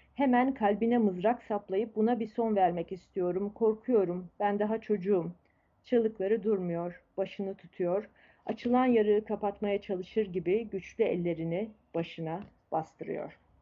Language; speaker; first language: Turkish; native; Turkish